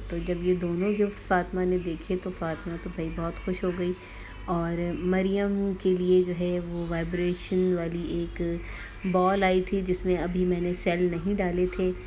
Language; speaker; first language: Urdu; native; Urdu